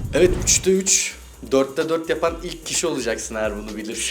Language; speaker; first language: Turkish; native; Turkish